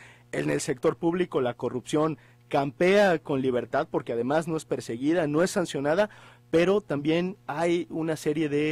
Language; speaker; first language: Spanish; native; Spanish